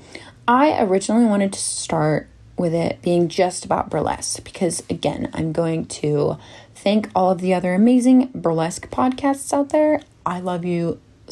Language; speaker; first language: English; native; English